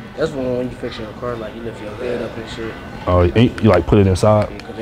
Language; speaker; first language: English; native; English